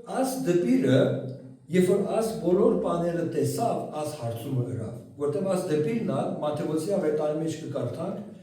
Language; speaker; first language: Armenian; early bilingual, heritage; Armenian